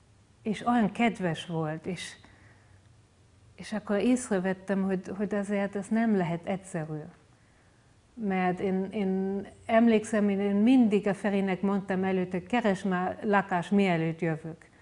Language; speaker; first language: Hungarian; non-native, fluent; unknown